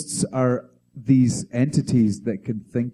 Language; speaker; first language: English; native; English